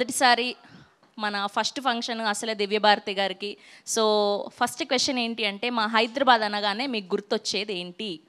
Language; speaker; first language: Telugu; native; Telugu